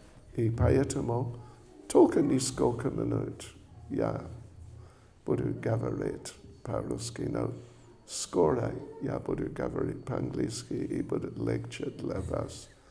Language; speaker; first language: Russian; non-native, learner; English